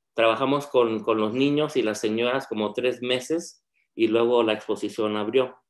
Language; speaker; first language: Spanish; early bilingual, heritage; Spanish